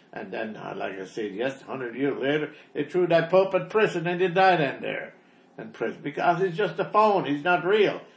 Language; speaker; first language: English; early bilingual, other home language; German